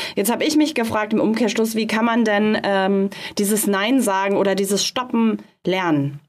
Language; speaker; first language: German; native; German